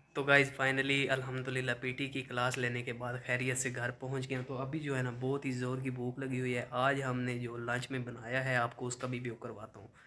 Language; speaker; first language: Urdu; non-native, local second language; Punjabi